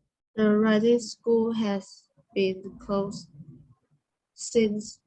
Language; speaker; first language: English; non-native, learner; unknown